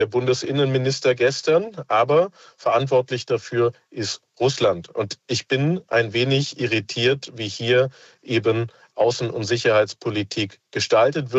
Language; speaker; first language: German; native; German